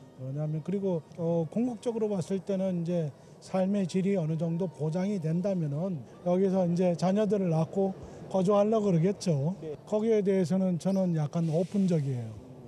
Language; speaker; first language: Korean; native; Korean